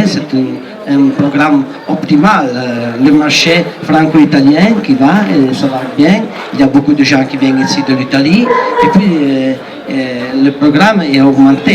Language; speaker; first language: French; non-native, learner; Italian